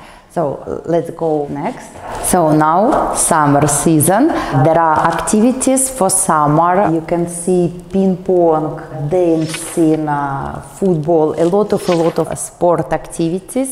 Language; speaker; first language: English; non-native, fluent; Russian